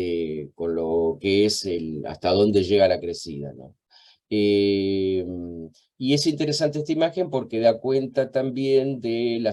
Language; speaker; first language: Spanish; native; Spanish